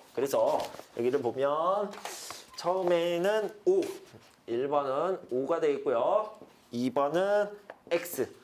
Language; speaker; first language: Korean; native; Korean